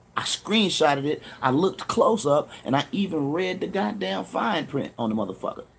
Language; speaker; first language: English; native; English